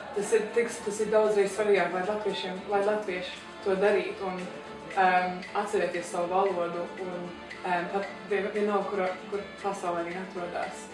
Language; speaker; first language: Latvian; early bilingual, heritage; Latvian